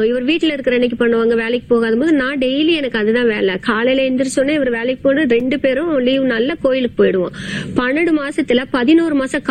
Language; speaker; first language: Tamil; native; Tamil